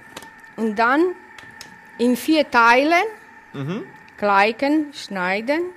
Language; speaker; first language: German; non-native, learner; Italian